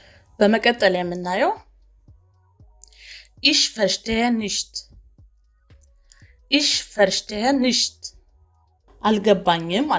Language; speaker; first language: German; non-native, fluent; Amharic